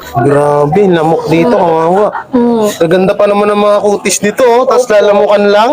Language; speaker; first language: Filipino; native; Filipino